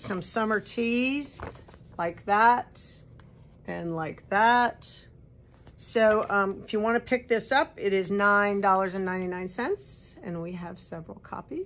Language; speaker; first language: English; native; English